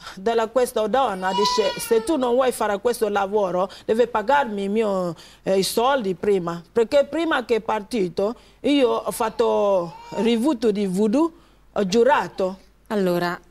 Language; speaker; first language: Italian; non-native, fluent; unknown